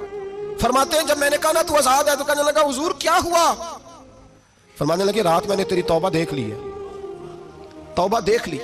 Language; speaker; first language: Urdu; non-native, local second language; Punjabi